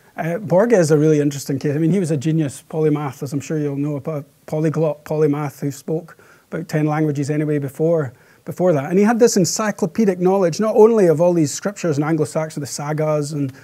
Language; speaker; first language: English; native; English